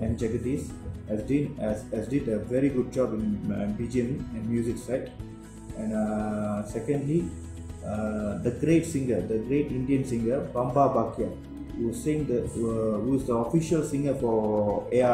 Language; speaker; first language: English; non-native, local second language; Tamil